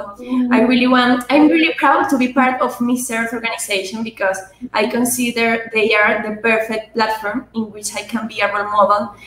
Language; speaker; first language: English; non-native, fluent; Spanish